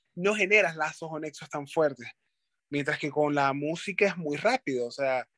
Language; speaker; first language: Spanish; native; Spanish